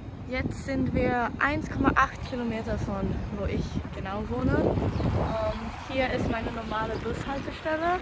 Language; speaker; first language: German; non-native, learner; Swedish